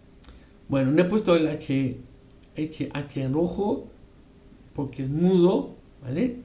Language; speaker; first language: Spanish; non-native, fluent; French